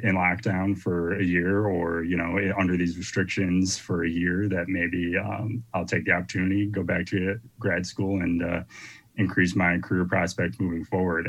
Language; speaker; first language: English; native; English